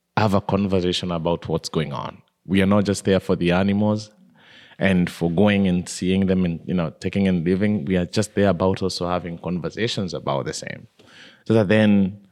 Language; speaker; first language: English; non-native, local second language; Kikuyu